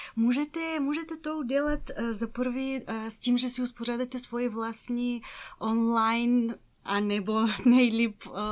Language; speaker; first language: Czech; non-native, fluent; Bulgarian